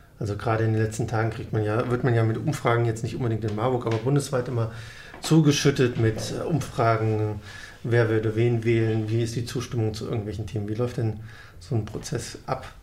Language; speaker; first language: German; native; German